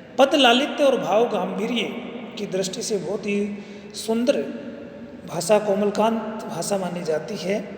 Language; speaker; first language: Hindi; native; Hindi